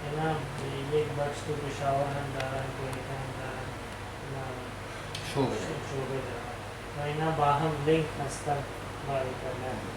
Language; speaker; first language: Persian; non-native, fluent; Urdu